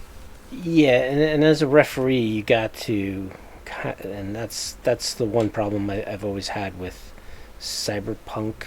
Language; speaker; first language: English; native; English